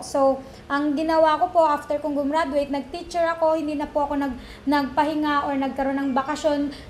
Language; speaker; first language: Filipino; non-native, local second language; Cebuano